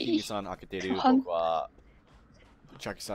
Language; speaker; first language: Japanese; non-native, learner; English